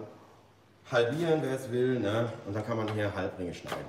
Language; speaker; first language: German; native; German